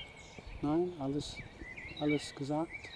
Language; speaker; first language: German; non-native, fluent; English